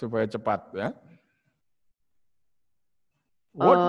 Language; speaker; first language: Indonesian; native; Indonesian